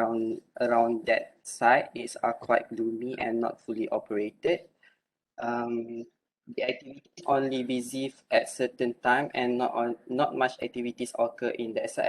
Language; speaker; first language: English; non-native, local second language; Malay